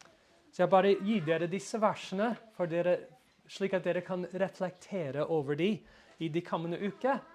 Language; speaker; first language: Norwegian; non-native, fluent; English